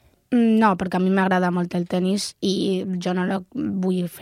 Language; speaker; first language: Catalan; non-native, local second language; Spanish